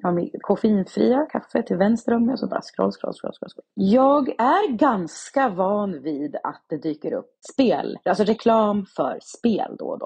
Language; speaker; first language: Swedish; native; Swedish